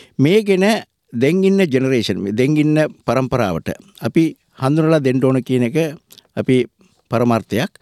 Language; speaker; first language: Sinhala; non-native, local second language; Tamil